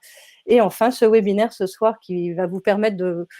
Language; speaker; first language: French; native; French